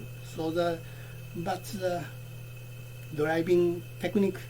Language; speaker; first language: English; non-native, learner; Japanese